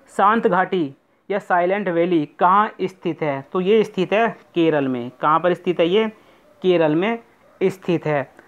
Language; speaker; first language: Hindi; native; Hindi